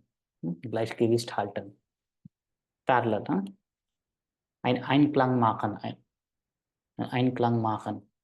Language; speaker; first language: German; non-native, fluent; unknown